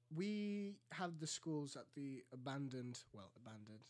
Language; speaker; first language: English; early bilingual, other home language; Greek